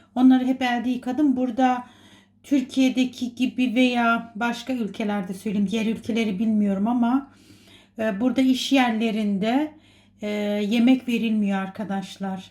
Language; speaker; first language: Turkish; native; Turkish